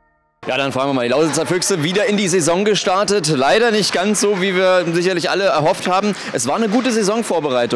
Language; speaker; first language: German; native; German